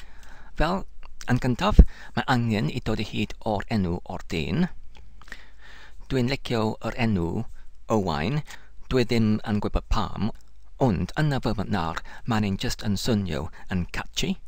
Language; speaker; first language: Welsh; non-native, learner; English